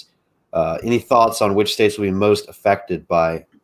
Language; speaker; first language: English; native; English